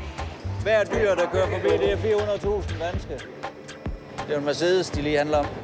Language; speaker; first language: Danish; native; Danish